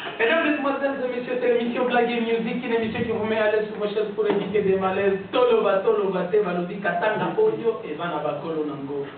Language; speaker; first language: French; non-native, local second language; Swahili